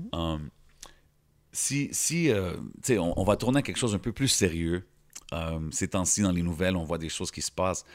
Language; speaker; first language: French; early bilingual, other home language; Arabic